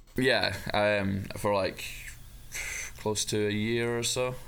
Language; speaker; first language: English; native; English